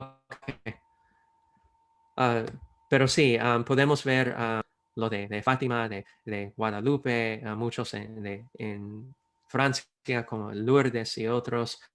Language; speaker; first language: Spanish; non-native, fluent; English